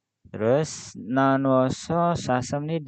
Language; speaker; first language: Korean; non-native, fluent; Indonesian